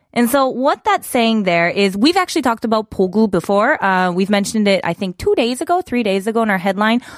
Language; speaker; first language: English; native; English